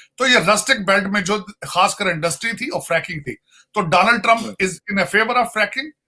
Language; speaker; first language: Urdu; non-native, local second language; Punjabi